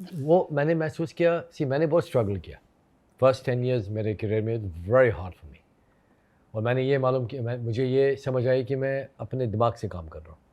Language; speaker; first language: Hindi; non-native, fluent; English